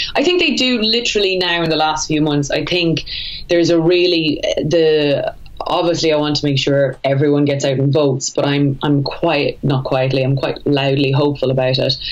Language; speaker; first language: English; native; English